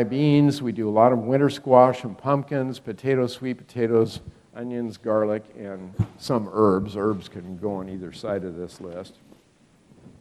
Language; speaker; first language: English; native; English